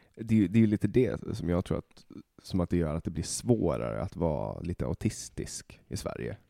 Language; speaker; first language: Swedish; native; Swedish